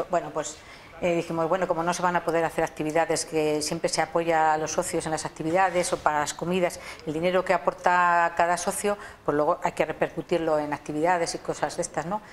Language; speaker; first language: Spanish; native; Spanish